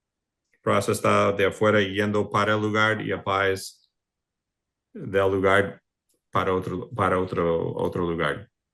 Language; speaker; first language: Spanish; non-native, fluent; English